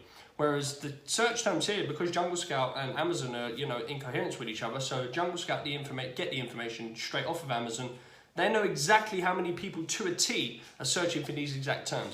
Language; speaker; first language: English; native; English